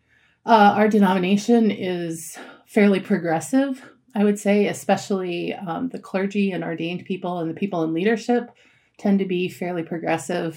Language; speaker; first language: English; native; English